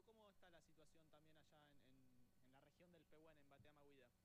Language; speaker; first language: Spanish; native; Spanish